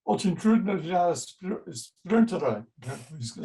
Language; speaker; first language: Russian; non-native, fluent; English